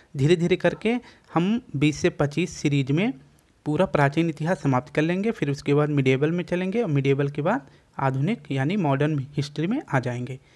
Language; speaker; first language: Hindi; native; Hindi